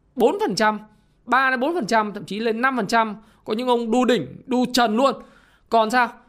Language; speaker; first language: Vietnamese; native; Vietnamese